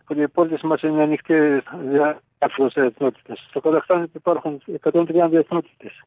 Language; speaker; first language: Greek; early bilingual, heritage; Greek